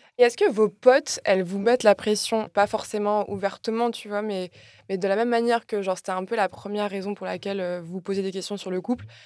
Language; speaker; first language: French; early bilingual, other home language; Spanish